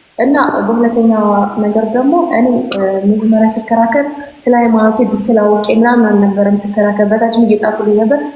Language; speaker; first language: Amharic; non-native, local second language; Tigrinya